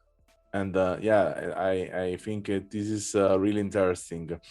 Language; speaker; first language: English; non-native, fluent; Italian